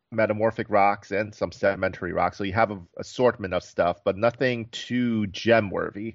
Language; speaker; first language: English; native; English